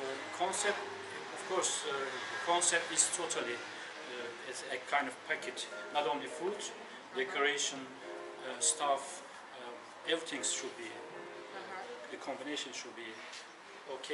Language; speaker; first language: English; non-native, learner; Turkish